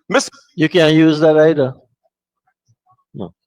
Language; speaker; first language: English; native; English